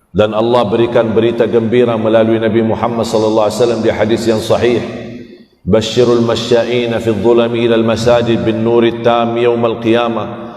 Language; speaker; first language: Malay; non-native, fluent; Arabic